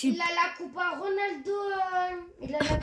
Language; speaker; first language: French; native; French